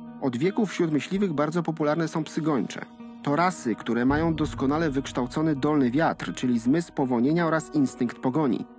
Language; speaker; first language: Polish; native; Polish